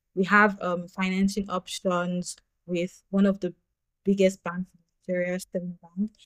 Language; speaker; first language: English; non-native, local second language; Yoruba